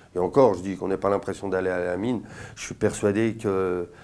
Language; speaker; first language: French; native; French